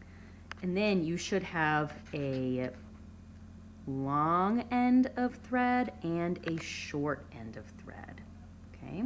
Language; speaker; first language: English; native; English